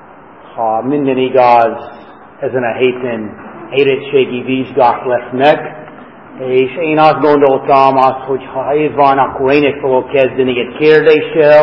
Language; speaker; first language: Hungarian; non-native, fluent; English